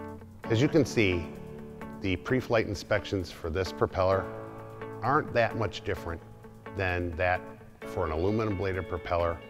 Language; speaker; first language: English; native; English